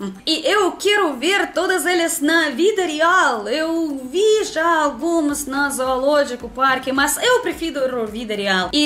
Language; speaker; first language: Portuguese; non-native, learner; Russian